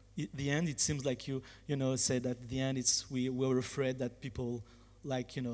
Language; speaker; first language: English; non-native, fluent; French